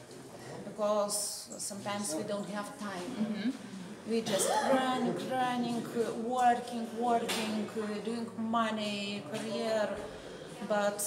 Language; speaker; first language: English; non-native, learner; Lithuanian